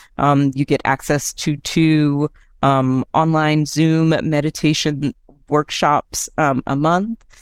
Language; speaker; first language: English; native; English